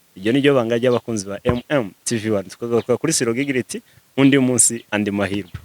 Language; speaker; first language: Kinyarwanda; native; Kinyarwanda